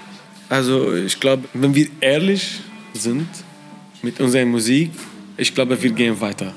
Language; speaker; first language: German; non-native, learner; Arabic